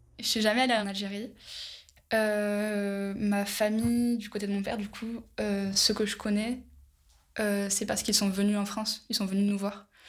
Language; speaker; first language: French; early bilingual, other home language; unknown